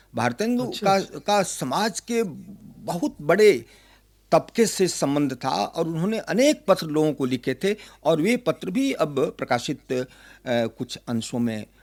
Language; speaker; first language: Hindi; native; Hindi